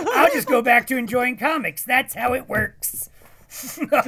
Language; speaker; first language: English; native; English